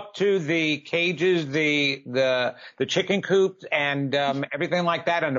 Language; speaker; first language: English; native; English